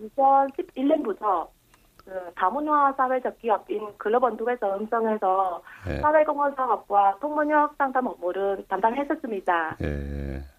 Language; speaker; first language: Korean; non-native, fluent; Vietnamese